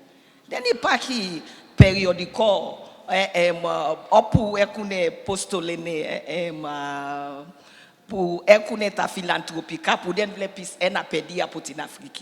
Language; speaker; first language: Greek; non-native, learner; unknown